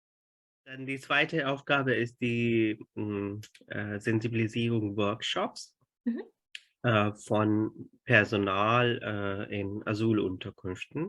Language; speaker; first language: German; non-native, fluent; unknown